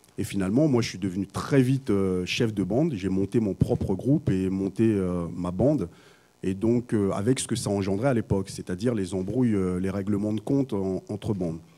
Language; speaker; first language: French; early bilingual, other home language; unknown